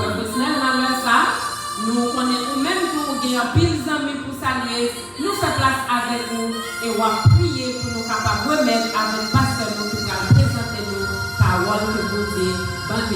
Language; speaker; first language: French; non-native, local second language; Haitian Creole